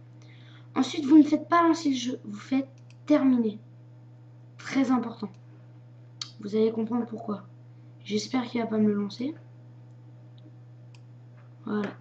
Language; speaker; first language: French; native; French